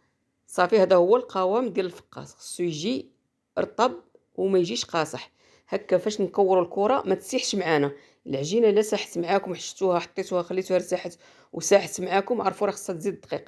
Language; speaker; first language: Arabic; native; Arabic